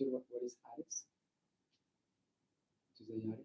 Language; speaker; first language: English; non-native, learner; Spanish